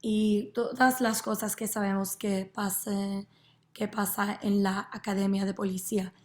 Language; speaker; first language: Spanish; non-native, learner; English